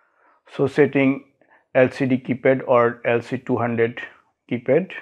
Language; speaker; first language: English; non-native, learner; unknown